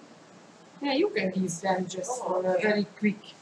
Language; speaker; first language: English; non-native, fluent; Hungarian